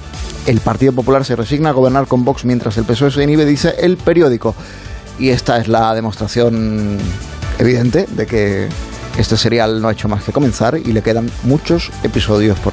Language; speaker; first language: Spanish; native; Spanish